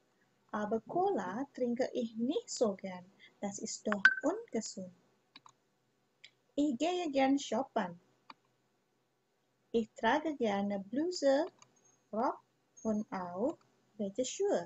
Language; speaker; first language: German; non-native, fluent; Indonesian